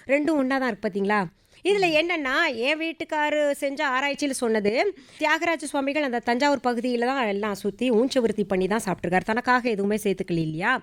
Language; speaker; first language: Tamil; non-native, local second language; Hindi